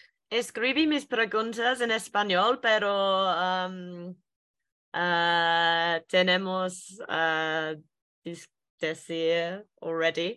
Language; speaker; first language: Spanish; non-native, learner; English